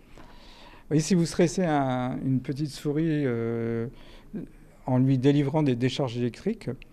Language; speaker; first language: French; native; French